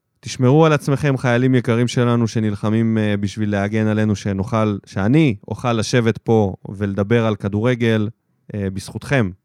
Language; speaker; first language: Hebrew; early bilingual, other home language; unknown